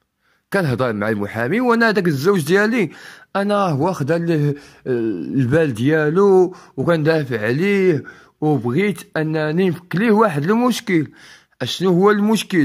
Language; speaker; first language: Arabic; native; Arabic